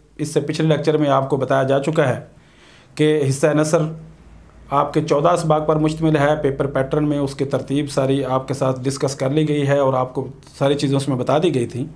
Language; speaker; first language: Urdu; non-native, local second language; Punjabi